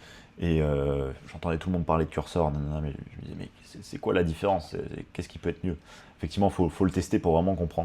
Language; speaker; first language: French; native; French